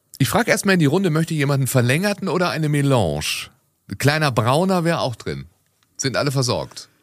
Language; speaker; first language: German; native; German